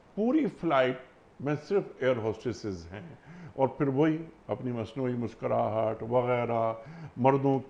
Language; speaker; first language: Urdu; native; Urdu